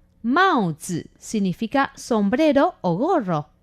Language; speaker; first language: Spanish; non-native, fluent; Chinese